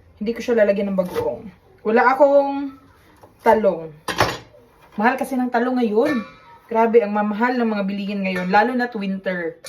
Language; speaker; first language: Filipino; non-native, local second language; Cebuano